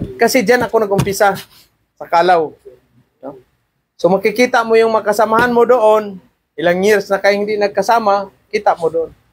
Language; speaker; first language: Filipino; non-native, local second language; Cebuano